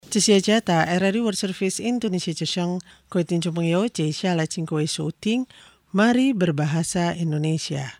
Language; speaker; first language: Chinese; non-native, fluent; Indonesian